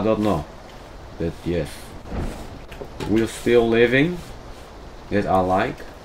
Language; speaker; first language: English; non-native, learner; Dutch